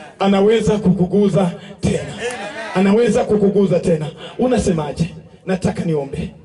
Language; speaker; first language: Swahili; non-native, local second language; Luyia